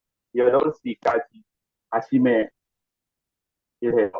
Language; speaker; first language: Korean; non-native, learner; Indonesian